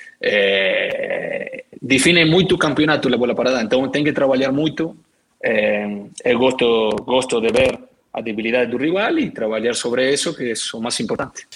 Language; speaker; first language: Portuguese; non-native, learner; Spanish